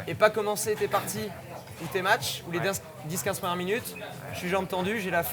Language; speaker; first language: French; native; French